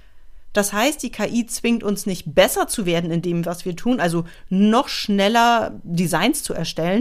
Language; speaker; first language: German; native; German